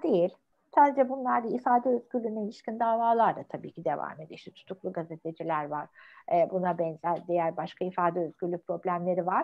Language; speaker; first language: Turkish; native; Turkish